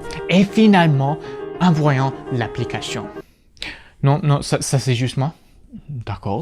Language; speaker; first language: French; non-native, fluent; English